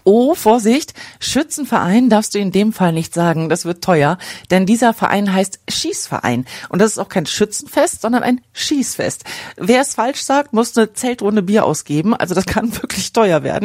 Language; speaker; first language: German; native; German